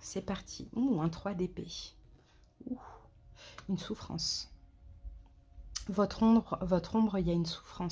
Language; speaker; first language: French; native; French